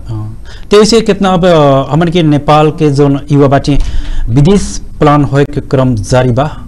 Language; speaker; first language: Bhojpuri; non-native, local second language; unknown